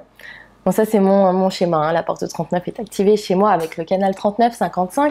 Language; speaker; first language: French; native; French